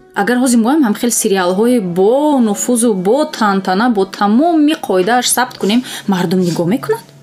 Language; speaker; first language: Tajik; non-native, local second language; Russian